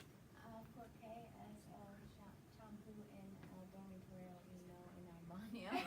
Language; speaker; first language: Spanish; non-native, learner; English